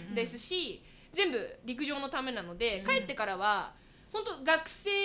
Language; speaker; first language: Japanese; native; Japanese